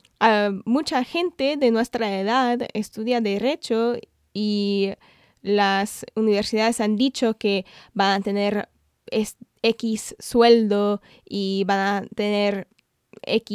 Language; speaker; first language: Spanish; non-native, fluent; English